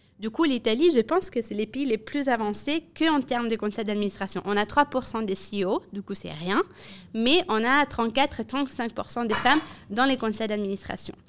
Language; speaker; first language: French; non-native, fluent; Italian